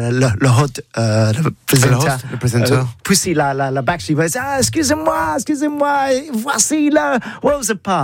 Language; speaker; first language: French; non-native, learner; English